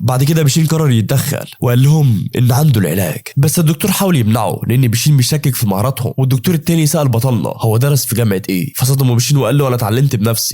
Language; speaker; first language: Arabic; native; Arabic